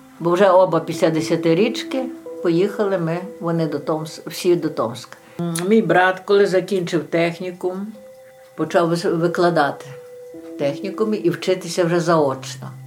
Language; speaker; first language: Ukrainian; native; Ukrainian